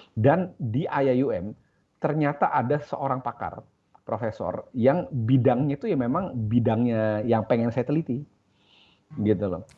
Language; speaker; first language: Indonesian; native; Indonesian